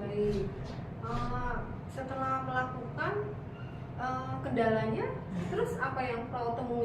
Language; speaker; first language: Malay; native; Malay